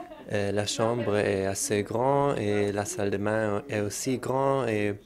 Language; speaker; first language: French; non-native, fluent; German